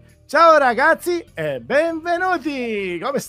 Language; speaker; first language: Italian; native; Italian